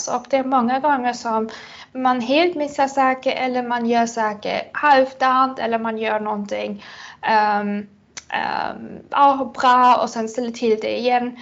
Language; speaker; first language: Swedish; non-native, fluent; German